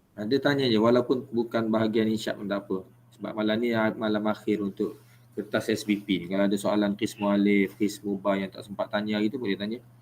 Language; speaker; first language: Malay; native; Malay